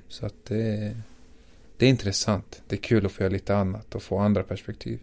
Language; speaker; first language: Swedish; early bilingual, other home language; Assyrian Neo-Aramaic